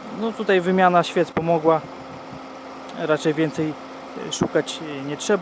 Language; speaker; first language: Polish; native; Polish